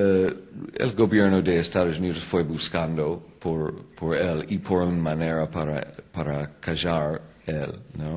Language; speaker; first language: Spanish; non-native, fluent; English